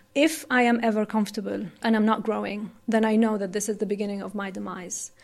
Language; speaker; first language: English; non-native, fluent; Arabic